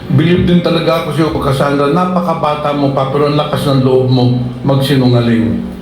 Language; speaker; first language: Filipino; native; Filipino